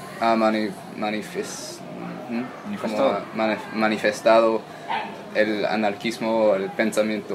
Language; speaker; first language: Spanish; non-native, learner; English